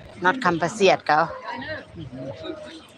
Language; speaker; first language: English; non-native, learner; Thai